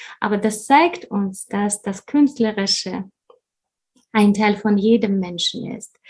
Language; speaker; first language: German; non-native, fluent; Russian